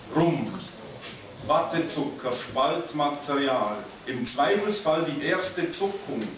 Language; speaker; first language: German; native; German